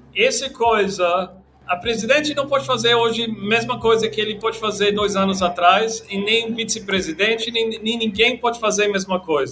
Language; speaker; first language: Portuguese; non-native, learner; English